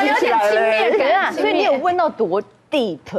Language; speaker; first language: Chinese; native; Chinese